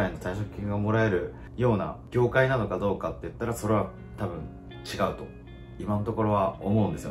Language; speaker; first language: Japanese; native; Japanese